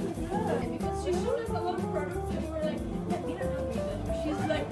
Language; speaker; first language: English; non-native, fluent; Spanish